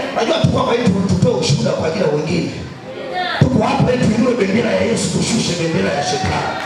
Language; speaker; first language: Swahili; native; Swahili